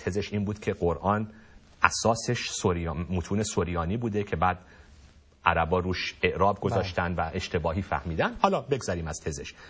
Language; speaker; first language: Persian; native; Persian